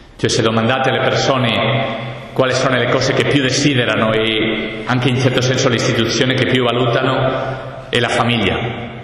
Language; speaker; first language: Italian; non-native, fluent; Spanish